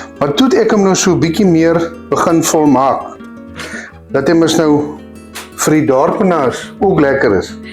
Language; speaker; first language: Afrikaans; native; Afrikaans